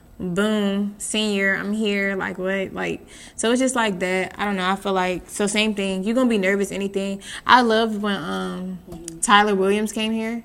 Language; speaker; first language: English; native; English